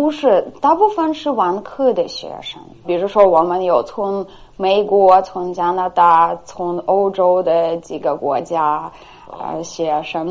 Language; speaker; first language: Chinese; non-native, fluent; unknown